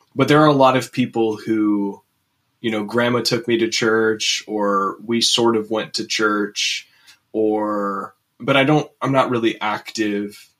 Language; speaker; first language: English; native; English